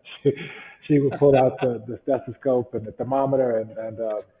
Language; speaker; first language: English; native; English